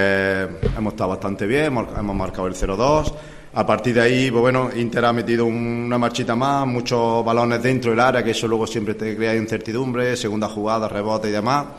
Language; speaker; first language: Spanish; native; Spanish